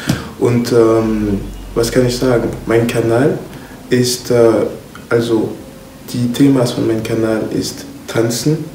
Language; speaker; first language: German; non-native, learner; French